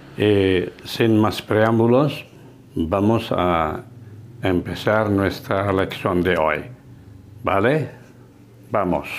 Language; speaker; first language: Spanish; non-native, fluent; Indonesian